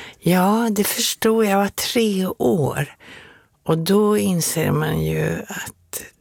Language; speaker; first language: Swedish; native; Swedish